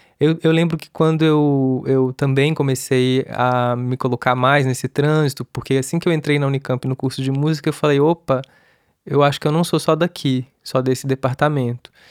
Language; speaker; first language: Portuguese; native; Portuguese